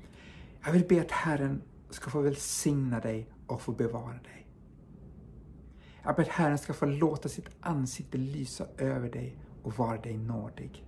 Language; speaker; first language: Swedish; native; Swedish